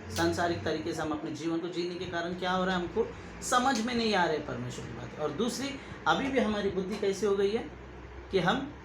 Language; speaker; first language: Hindi; non-native, local second language; Kannada